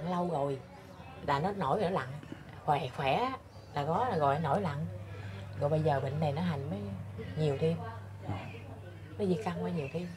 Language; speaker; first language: Vietnamese; native; Vietnamese